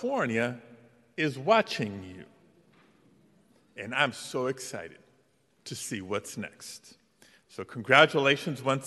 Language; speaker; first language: English; native; English